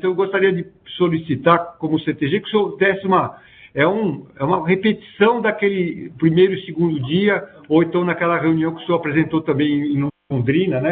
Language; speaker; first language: Portuguese; native; Portuguese